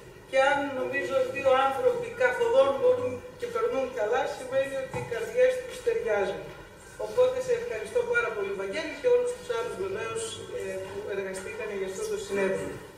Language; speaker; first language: Greek; native; Greek